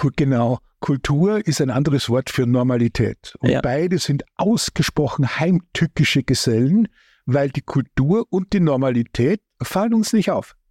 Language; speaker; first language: German; native; German